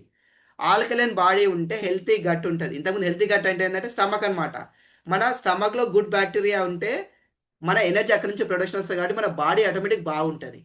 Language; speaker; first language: Telugu; native; Telugu